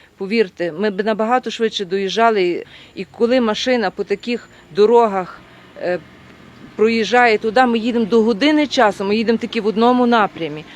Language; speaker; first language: Ukrainian; native; Ukrainian